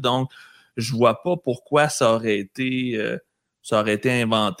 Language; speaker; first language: French; native; French